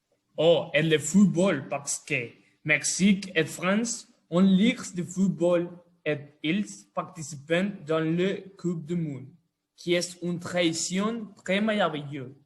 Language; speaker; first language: French; non-native, learner; Spanish